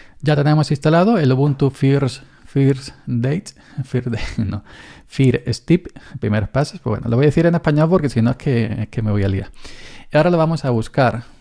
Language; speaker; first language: Spanish; native; Spanish